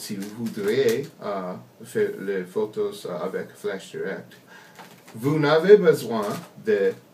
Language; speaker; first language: French; non-native, learner; English